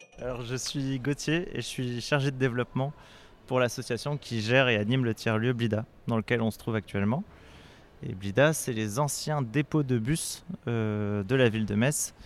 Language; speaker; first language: French; native; French